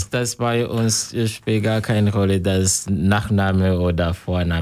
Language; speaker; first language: German; non-native, learner; Kinyarwanda